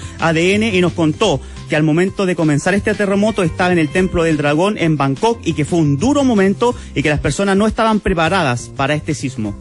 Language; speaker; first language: Spanish; native; Spanish